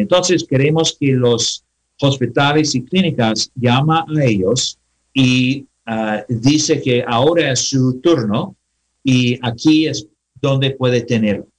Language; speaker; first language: Spanish; non-native, learner; English